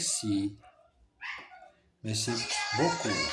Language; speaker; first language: French; non-native, learner; Portuguese